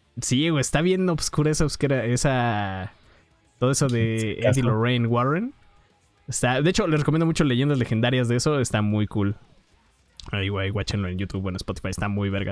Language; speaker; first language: Spanish; native; Spanish